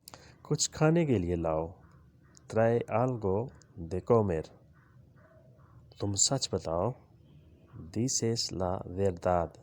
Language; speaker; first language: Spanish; non-native, learner; Urdu